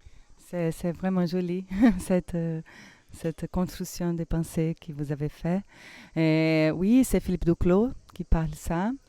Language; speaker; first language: French; non-native, fluent; Portuguese